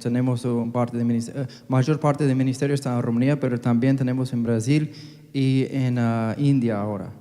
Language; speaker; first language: Spanish; non-native, fluent; English